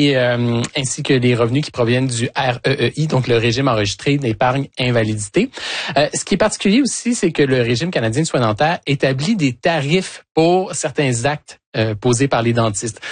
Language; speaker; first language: French; native; French